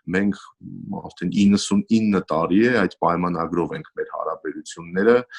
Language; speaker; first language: Armenian; native; Armenian